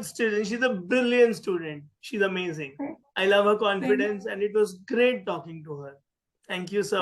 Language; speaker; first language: English; non-native, local second language; Hindi